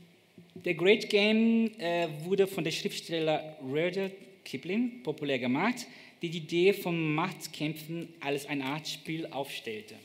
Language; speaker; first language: German; non-native, fluent; Portuguese